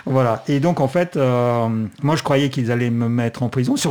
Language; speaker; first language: French; non-native, fluent; Russian